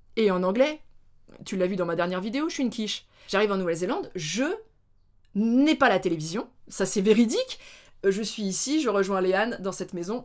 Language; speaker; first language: French; native; French